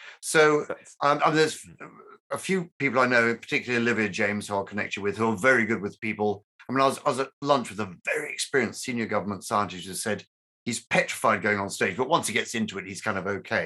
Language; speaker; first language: English; native; English